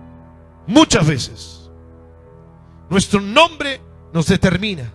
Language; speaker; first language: Spanish; native; Spanish